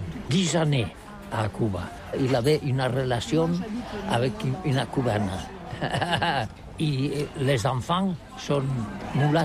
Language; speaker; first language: French; non-native, learner; Catalan